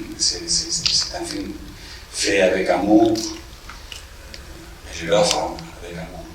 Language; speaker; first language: French; non-native, fluent; English